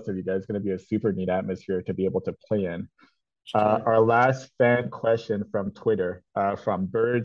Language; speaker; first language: English; native; English